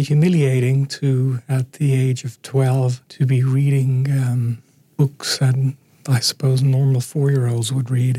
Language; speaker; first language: English; native; English